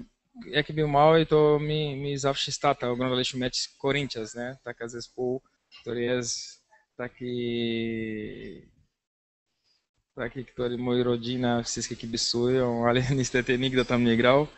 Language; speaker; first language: Polish; non-native, learner; Portuguese